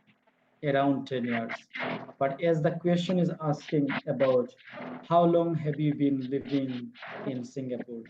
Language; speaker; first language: English; non-native, fluent; Bangla